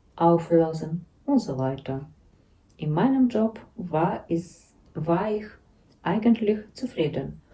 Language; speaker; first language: German; non-native, learner; Ukrainian